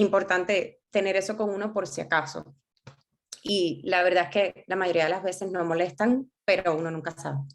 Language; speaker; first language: Spanish; native; Spanish